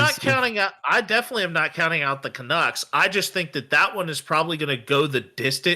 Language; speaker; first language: English; native; English